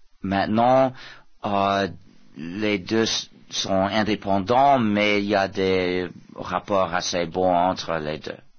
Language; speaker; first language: French; non-native, fluent; English